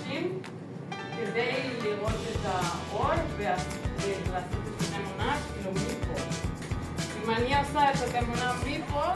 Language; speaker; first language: Hebrew; non-native, learner; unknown